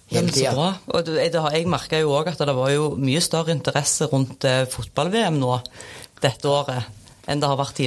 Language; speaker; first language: Norwegian; native; Norwegian